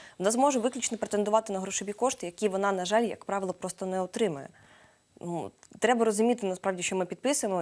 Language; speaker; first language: Ukrainian; native; Ukrainian